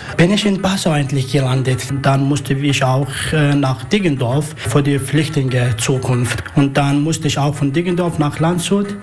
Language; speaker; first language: German; non-native, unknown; Arabic